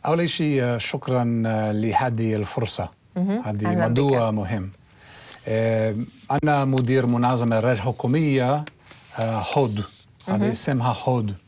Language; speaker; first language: Arabic; non-native, learner; English